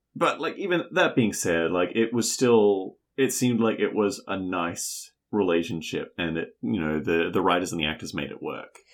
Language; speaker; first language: English; native; English